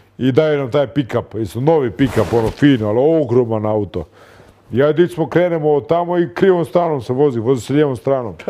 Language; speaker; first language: Croatian; native; Croatian